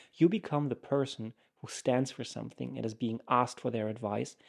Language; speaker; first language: English; non-native, fluent; German